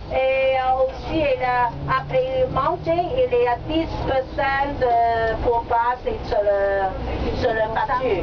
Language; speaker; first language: French; non-native, learner; Cantonese